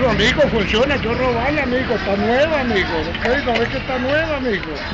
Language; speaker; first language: Spanish; native; Spanish